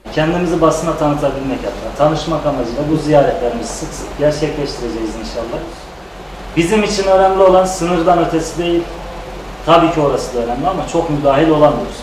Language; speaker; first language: Turkish; native; Turkish